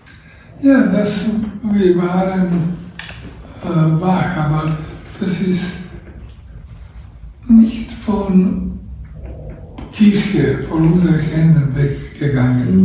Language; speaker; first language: German; non-native, learner; Croatian